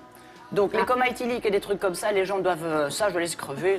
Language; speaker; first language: French; native; French